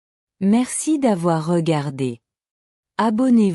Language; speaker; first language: French; non-native, local second language; Arabic